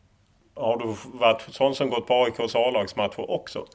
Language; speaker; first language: Swedish; native; Swedish